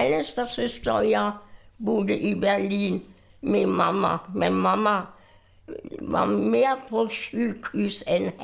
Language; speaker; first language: Swedish; non-native, fluent; German